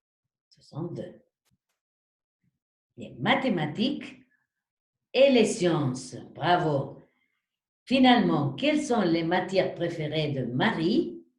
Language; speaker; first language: French; non-native, fluent; Spanish